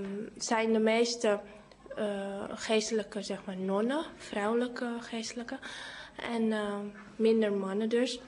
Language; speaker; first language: Dutch; early bilingual, other home language; Cantonese